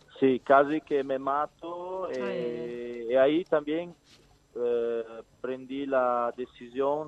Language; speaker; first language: Spanish; non-native, learner; Italian